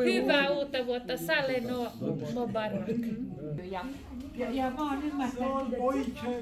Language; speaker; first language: Finnish; non-native, learner; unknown